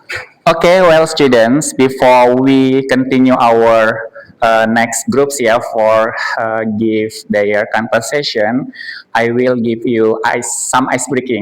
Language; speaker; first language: English; non-native, fluent; Indonesian